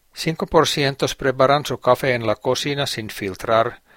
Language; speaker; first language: Spanish; non-native, fluent; Finnish